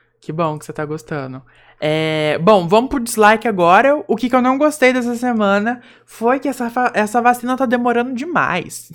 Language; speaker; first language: Portuguese; native; Portuguese